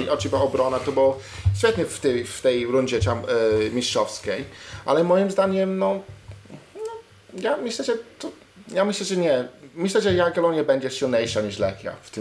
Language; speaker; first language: Polish; non-native, learner; English